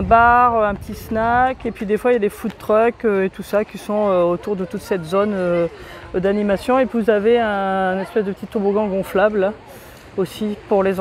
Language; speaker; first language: French; native; French